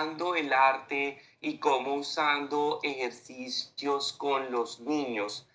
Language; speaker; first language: Spanish; native; Spanish